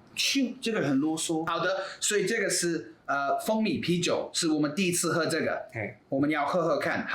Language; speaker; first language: Chinese; non-native, fluent; English